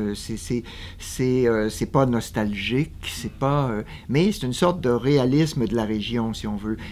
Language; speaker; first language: French; native; French